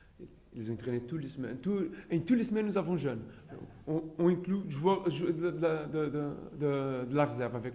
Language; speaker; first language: French; non-native, fluent; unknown